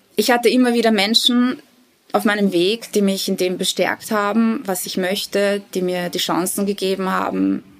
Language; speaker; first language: German; early bilingual, other home language; Bosnian